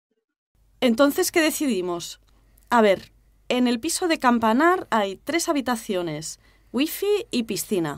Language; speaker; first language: Spanish; non-native, fluent; French